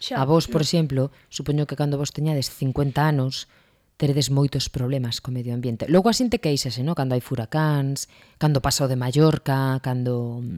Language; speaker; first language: Galician; non-native, local second language; Spanish